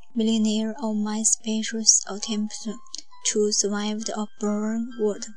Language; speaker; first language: English; non-native, learner; Chinese